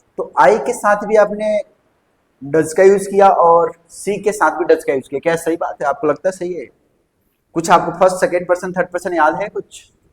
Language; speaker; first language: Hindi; native; Hindi